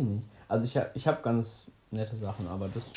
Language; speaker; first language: German; native; German